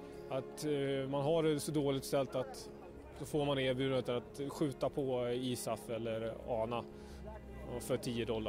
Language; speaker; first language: Swedish; native; Swedish